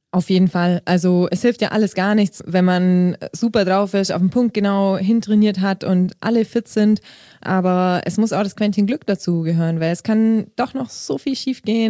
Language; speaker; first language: German; native; German